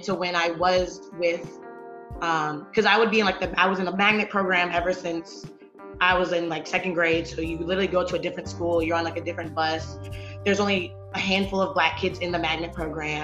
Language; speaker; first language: English; native; English